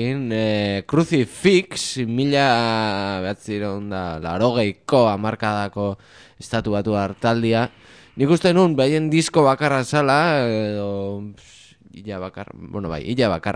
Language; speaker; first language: Basque; native; Basque